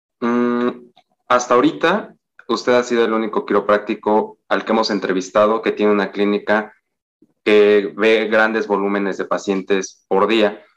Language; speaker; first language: Spanish; native; Spanish